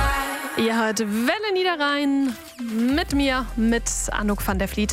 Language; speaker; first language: German; native; German